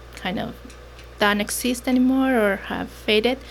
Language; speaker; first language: English; non-native, fluent; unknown